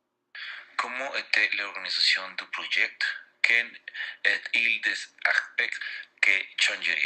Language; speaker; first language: French; non-native, learner; Spanish